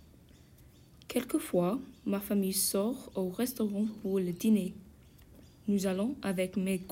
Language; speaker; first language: French; non-native, learner; English